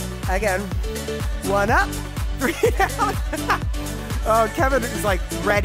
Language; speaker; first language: English; native; English